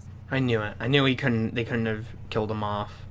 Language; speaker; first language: English; native; English